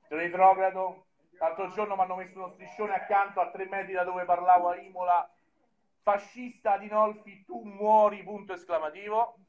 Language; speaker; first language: Italian; native; Italian